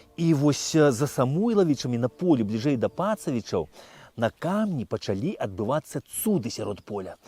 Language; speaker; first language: Belarusian; native; Belarusian